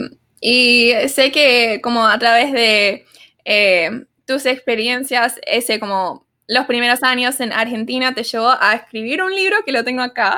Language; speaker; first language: Spanish; early bilingual, other home language; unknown